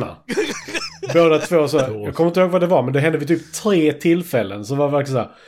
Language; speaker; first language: Swedish; native; Swedish